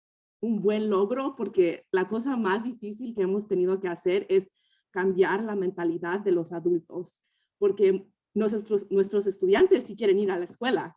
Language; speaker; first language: Spanish; early bilingual, heritage; Spanish